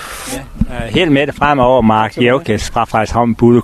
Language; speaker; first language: Danish; native; Danish